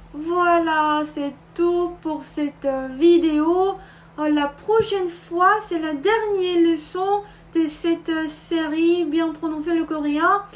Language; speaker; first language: French; non-native, fluent; Korean